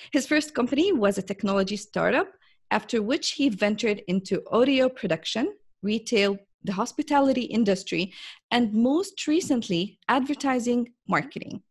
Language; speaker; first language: English; non-native, fluent; Arabic